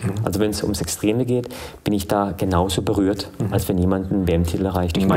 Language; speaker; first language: German; early bilingual, other home language; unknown